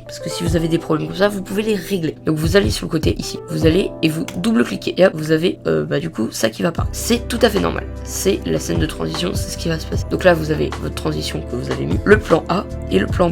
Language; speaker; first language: French; native; French